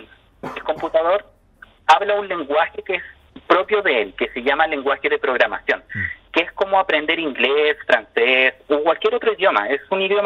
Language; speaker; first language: Spanish; native; Spanish